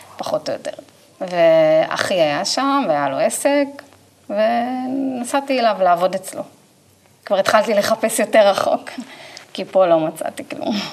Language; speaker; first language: Hebrew; native; Hebrew